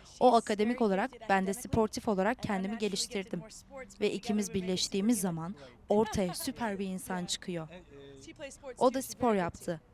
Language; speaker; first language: Turkish; non-native, learner; English